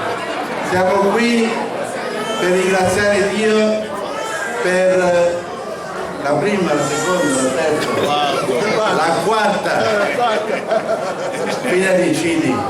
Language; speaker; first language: Italian; non-native, fluent; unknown